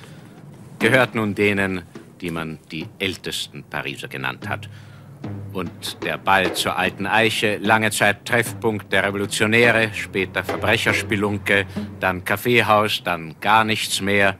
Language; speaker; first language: German; native; German